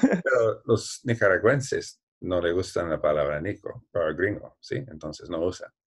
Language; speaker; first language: Spanish; non-native, learner; English